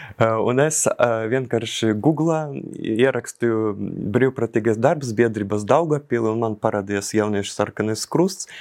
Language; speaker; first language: Latvian; non-native, local second language; Russian